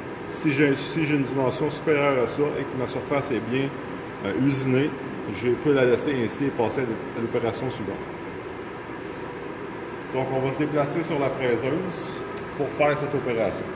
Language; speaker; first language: French; native; French